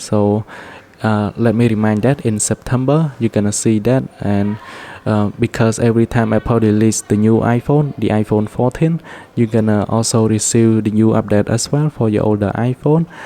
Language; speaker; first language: English; non-native, learner; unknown